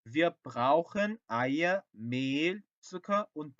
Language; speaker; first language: German; non-native, fluent; Korean